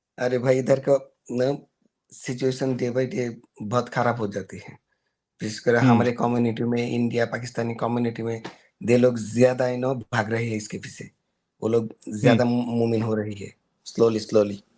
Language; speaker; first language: Hindi; non-native, learner; Bangla